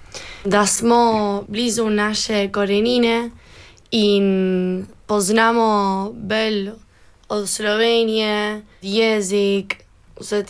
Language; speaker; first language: Slovenian; early bilingual, heritage; Spanish